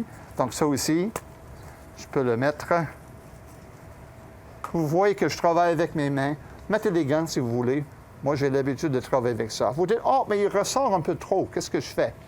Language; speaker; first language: French; native; French